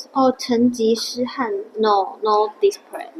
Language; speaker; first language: English; non-native, learner; Chinese